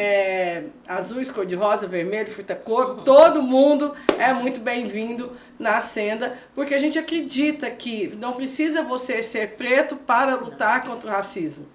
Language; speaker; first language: Portuguese; native; Portuguese